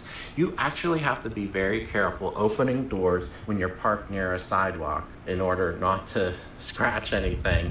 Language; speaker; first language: English; native; English